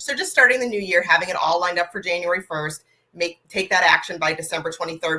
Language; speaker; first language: English; native; English